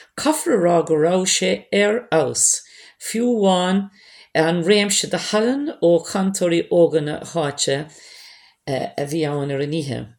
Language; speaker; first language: Irish; non-native, local second language; English